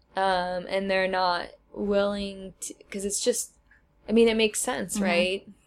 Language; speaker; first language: English; native; English